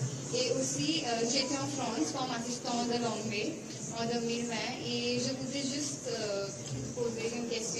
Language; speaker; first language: French; non-native, fluent; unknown